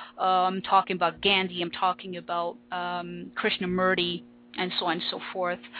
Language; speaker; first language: English; non-native, fluent; French